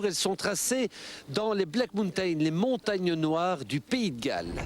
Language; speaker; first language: French; native; French